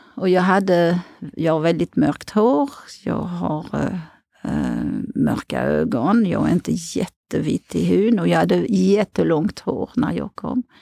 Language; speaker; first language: Swedish; non-native, fluent; French